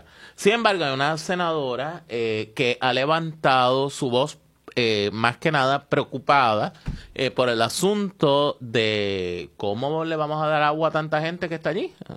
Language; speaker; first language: Spanish; native; Spanish